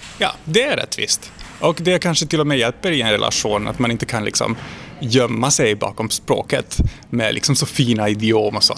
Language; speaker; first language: Swedish; non-native, fluent; Hungarian